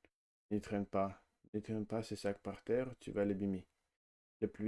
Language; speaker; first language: French; non-native, learner; Russian